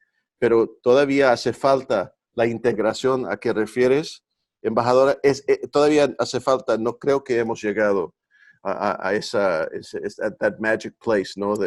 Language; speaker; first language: Spanish; early bilingual, heritage; Spanish